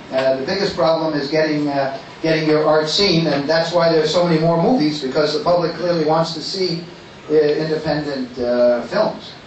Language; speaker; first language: English; native; English